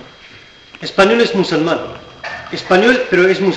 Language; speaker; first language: Spanish; non-native, learner; Arabic